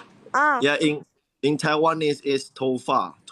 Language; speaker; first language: English; non-native, learner; Chinese